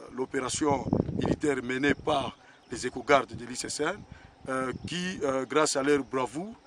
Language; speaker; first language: French; non-native, local second language; Swahili